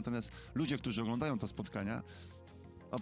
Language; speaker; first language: Polish; native; Polish